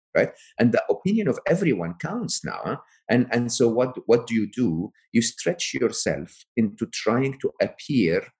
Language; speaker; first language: English; non-native, fluent; Arabic